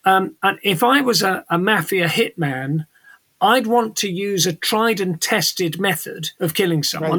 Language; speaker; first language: English; native; English